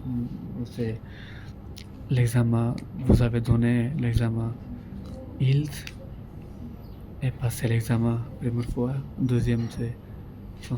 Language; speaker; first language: French; non-native, learner; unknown